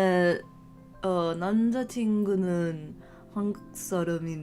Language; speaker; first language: Korean; non-native, learner; English